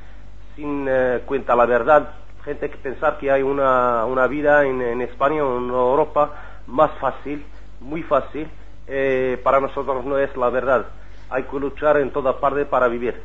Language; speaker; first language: Spanish; non-native, learner; Arabic